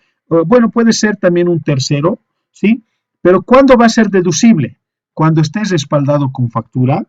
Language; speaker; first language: Spanish; native; Spanish